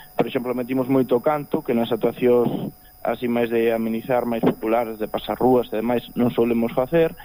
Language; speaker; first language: Galician; native; Galician